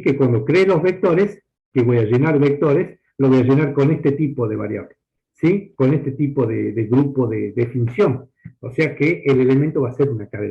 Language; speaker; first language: Spanish; native; Spanish